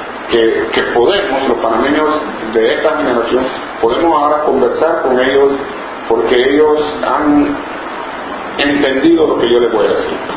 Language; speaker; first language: Spanish; non-native, local second language; English